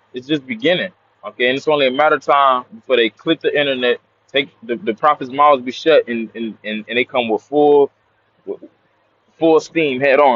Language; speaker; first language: English; native; English